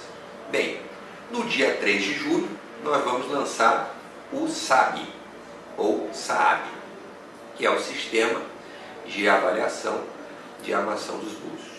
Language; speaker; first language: Portuguese; native; Portuguese